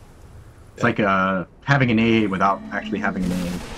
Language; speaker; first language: English; native; English